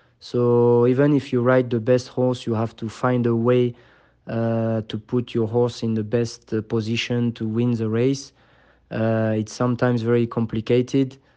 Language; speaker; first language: English; non-native, fluent; French